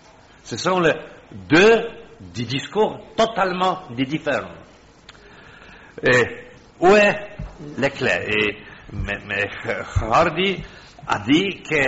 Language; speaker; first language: French; non-native, fluent; Polish